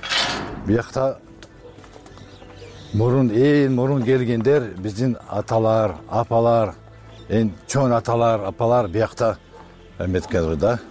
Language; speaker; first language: Kyrgyz; non-native, local second language; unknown